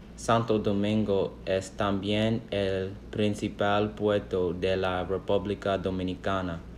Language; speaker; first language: Spanish; non-native, learner; English